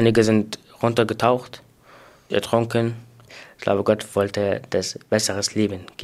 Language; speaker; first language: German; early bilingual, other home language; Arabic